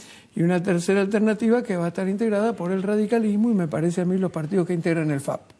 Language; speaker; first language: Spanish; native; Spanish